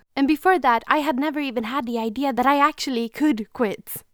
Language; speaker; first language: English; non-native, fluent; Swedish